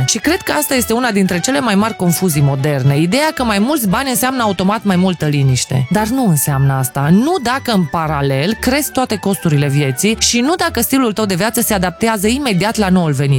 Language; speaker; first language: Romanian; native; Romanian